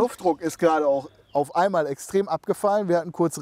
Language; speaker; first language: German; native; German